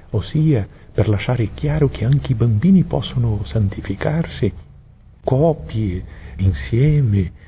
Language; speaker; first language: Italian; non-native, fluent; Portuguese